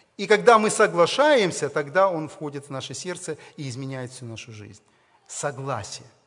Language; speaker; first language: Russian; native; Russian